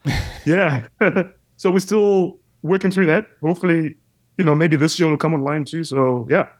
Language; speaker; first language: English; non-native, local second language; Shona